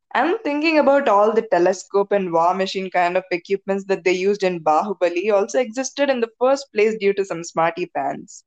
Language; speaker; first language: English; non-native, local second language; Tamil